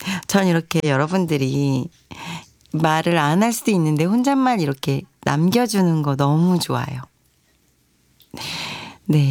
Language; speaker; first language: Korean; native; Korean